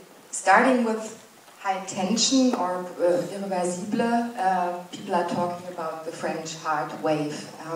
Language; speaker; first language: English; non-native, fluent; German